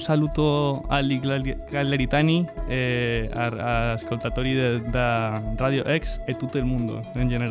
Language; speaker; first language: Italian; non-native, learner; Spanish